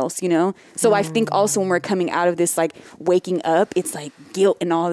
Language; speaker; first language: English; native; English